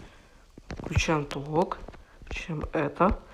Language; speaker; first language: Russian; native; Russian